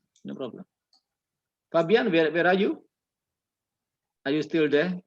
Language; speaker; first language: English; non-native, learner; Indonesian